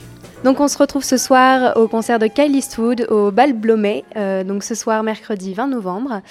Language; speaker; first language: French; native; French